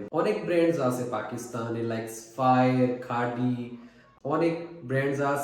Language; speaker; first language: Bangla; non-native, fluent; Urdu